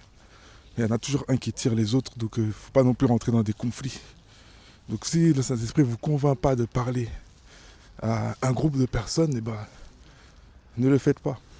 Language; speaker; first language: French; native; French